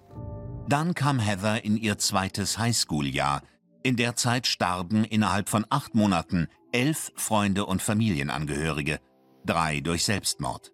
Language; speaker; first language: German; native; German